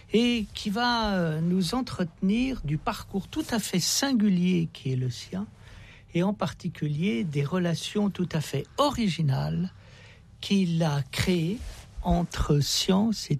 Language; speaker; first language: French; native; French